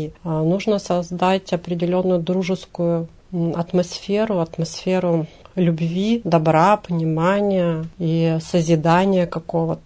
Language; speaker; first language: Russian; native; Russian